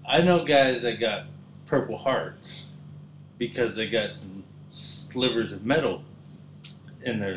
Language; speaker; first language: English; native; English